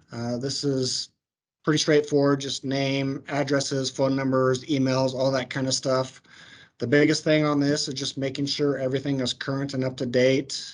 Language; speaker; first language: English; native; English